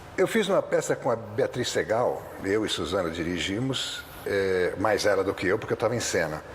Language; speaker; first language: Portuguese; native; Portuguese